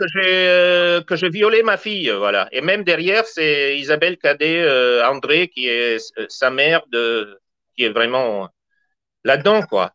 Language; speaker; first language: French; native; French